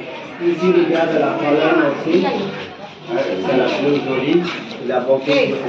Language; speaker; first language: French; non-native, learner; Tamil